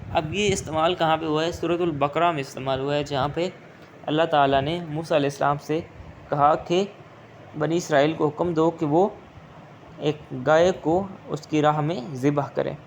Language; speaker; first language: Urdu; native; Urdu